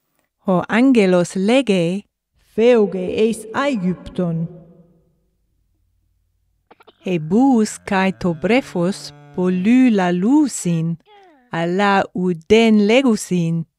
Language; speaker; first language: Greek; non-native, fluent; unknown